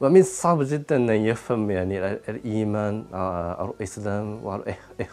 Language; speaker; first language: Arabic; non-native, learner; Japanese